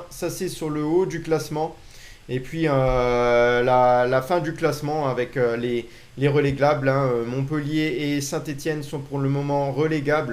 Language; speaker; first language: French; native; French